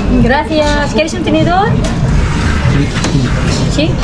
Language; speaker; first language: Spanish; non-native, fluent; Filipino